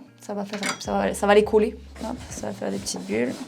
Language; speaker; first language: French; native; French